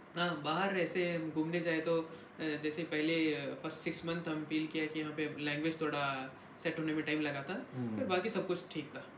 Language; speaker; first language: Hindi; non-native, local second language; Kannada